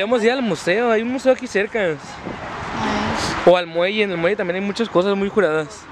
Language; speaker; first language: Spanish; native; Spanish